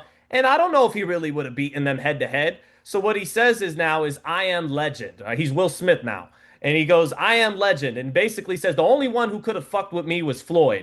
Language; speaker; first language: English; native; English